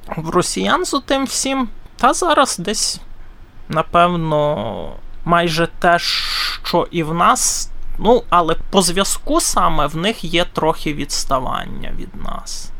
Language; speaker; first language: Ukrainian; native; Ukrainian